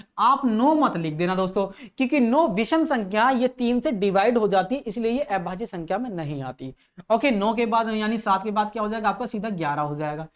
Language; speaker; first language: Hindi; native; Hindi